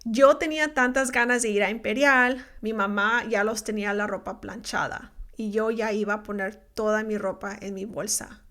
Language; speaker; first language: Spanish; early bilingual, heritage; Spanish